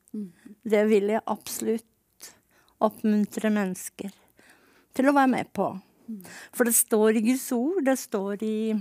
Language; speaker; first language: Norwegian; native; Norwegian